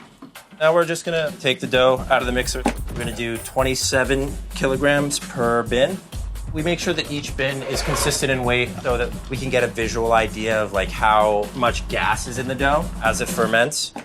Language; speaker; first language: English; native; English